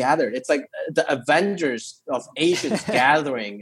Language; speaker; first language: English; early bilingual, other home language; Cantonese